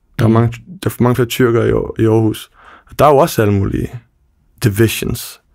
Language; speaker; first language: Danish; native; Danish